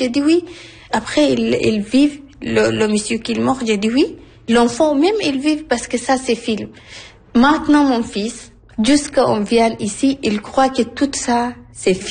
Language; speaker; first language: French; non-native, learner; Arabic